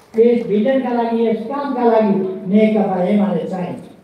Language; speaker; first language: Nepali; native; Nepali